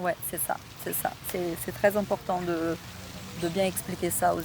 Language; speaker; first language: French; non-native, fluent; Portuguese